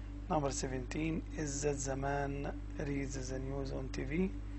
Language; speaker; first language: English; non-native, fluent; Arabic